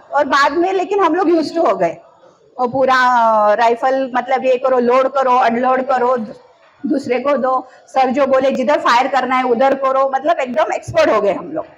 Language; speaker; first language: Hindi; non-native, local second language; Marathi